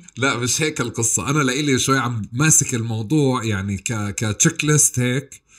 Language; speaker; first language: Arabic; native; Arabic